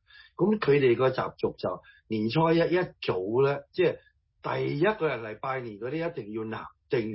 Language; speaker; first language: Chinese; early bilingual, heritage; Cantonese